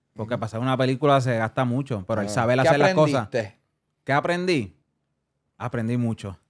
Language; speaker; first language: Spanish; early bilingual, heritage; Spanish